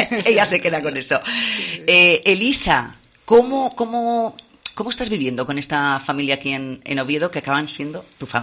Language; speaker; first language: Spanish; native; Spanish